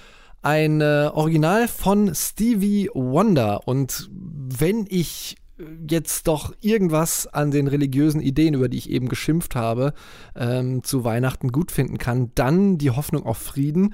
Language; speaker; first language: German; native; German